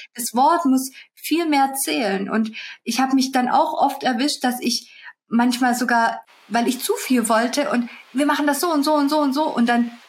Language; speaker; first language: German; early bilingual, other home language; Russian